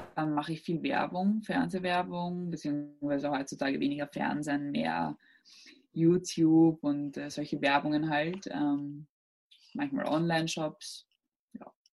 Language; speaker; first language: German; native; German